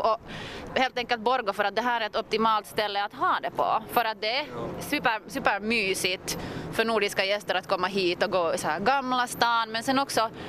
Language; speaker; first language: Swedish; native; Swedish